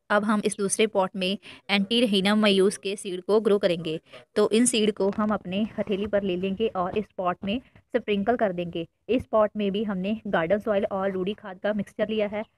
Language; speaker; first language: Hindi; non-native, local second language; Punjabi